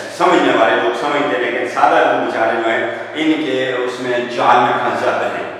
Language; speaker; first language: Urdu; non-native, local second language; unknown